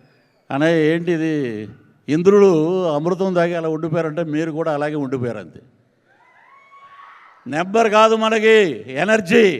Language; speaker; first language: Telugu; native; Telugu